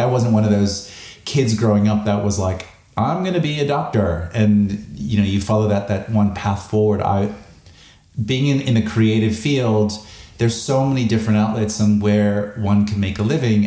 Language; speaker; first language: English; native; English